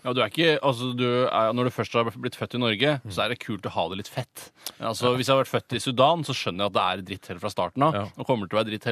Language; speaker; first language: Norwegian; native; Norwegian